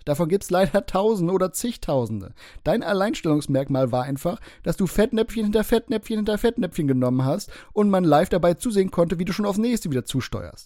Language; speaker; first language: German; native; German